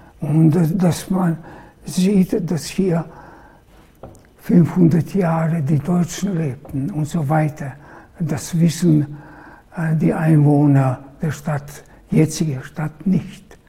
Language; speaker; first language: German; non-native, local second language; Serbian